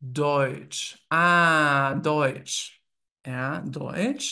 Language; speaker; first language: German; native; German